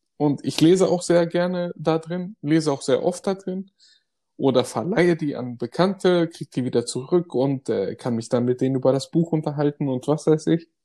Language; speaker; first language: German; early bilingual, other home language; Greek